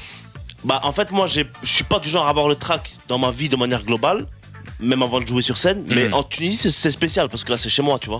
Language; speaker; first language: French; native; French